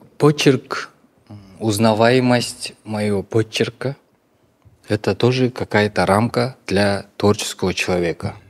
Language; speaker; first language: Russian; non-native, local second language; Kyrgyz